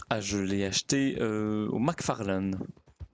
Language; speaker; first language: French; native; French